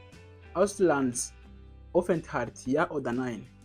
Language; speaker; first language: German; non-native, fluent; Kinyarwanda